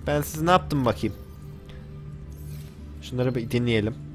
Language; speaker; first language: Turkish; native; Turkish